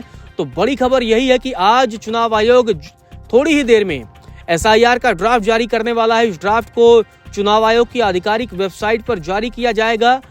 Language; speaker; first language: Hindi; native; Hindi